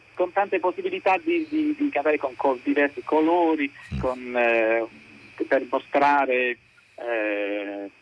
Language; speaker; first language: Italian; non-native, fluent; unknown